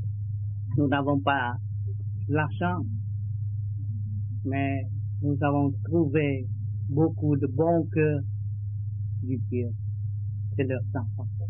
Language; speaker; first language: French; non-native, learner; Vietnamese